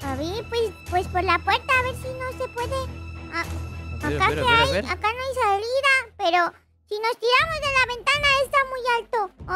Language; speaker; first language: Spanish; native; Spanish